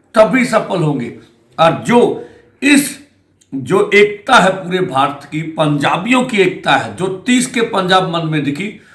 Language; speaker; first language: Hindi; non-native, local second language; Punjabi